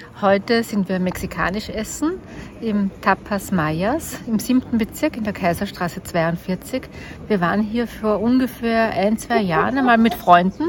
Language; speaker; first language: German; native; German